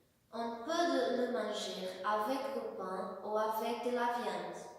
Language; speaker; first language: French; non-native, learner; Portuguese